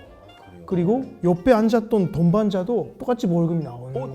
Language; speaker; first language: Korean; non-native, fluent; Japanese